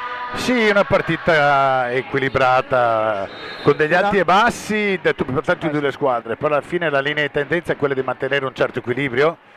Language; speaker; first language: Italian; native; Italian